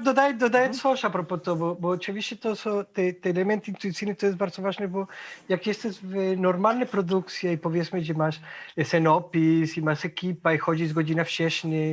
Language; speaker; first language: Polish; non-native, fluent; Spanish